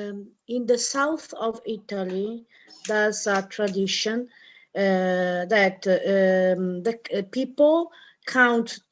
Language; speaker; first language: English; non-native, learner; Italian